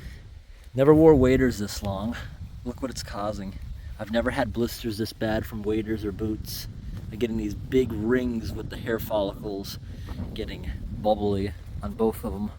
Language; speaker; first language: English; native; English